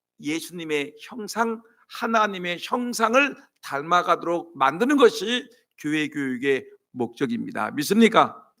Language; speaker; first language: Korean; native; Korean